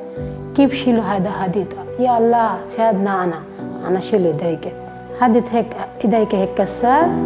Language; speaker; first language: Arabic; non-native, learner; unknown